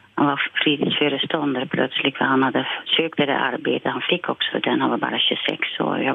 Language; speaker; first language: Swedish; non-native, fluent; Dutch